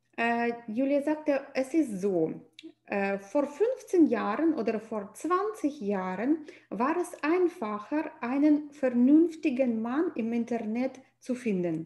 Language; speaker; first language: German; non-native, fluent; Russian